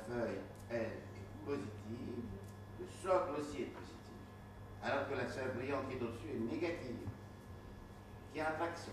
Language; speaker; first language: French; native; French